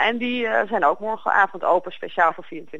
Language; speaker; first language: Dutch; native; Dutch